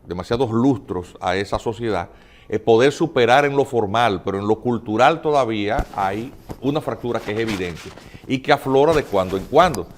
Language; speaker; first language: Spanish; native; Spanish